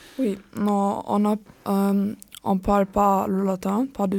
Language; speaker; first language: French; non-native, learner; German